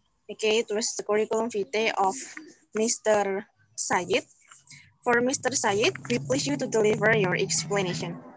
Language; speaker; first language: English; non-native, fluent; Indonesian